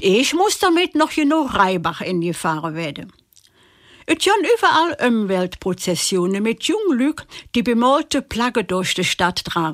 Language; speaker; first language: German; native; German